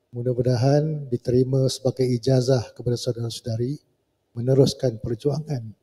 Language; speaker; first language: Malay; native; Malay